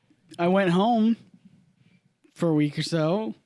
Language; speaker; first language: English; native; English